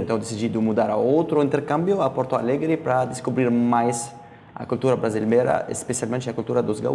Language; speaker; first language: Portuguese; non-native, learner; Arabic